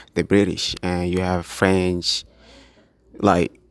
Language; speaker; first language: English; non-native, local second language; Swahili